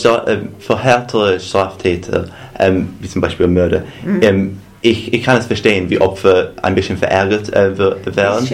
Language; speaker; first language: German; non-native, fluent; English